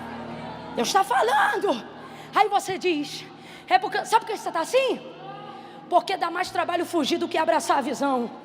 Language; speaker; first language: Portuguese; native; Portuguese